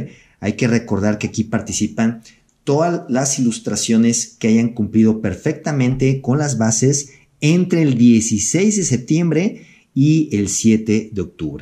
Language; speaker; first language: Spanish; native; Spanish